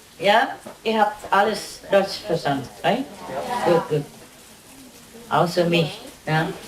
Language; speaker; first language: German; non-native, learner; Vietnamese